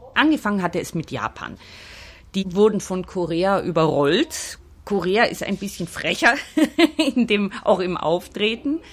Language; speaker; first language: German; native; German